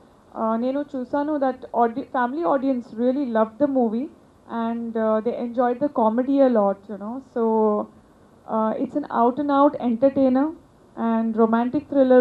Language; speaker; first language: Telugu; non-native, local second language; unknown